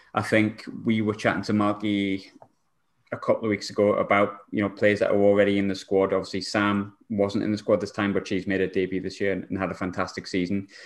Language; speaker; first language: English; native; English